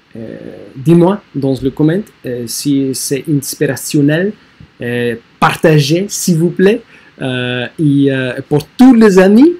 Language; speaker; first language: French; non-native, learner; English